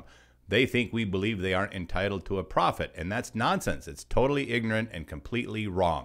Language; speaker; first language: English; native; English